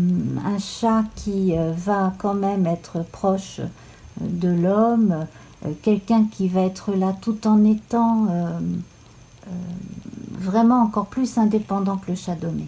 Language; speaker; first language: French; native; French